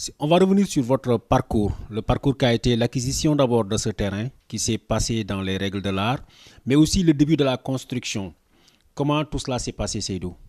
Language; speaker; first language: French; non-native, local second language; Wolof